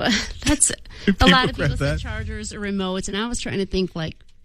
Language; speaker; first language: English; native; English